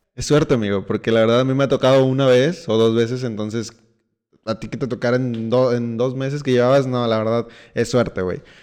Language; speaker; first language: Spanish; native; Spanish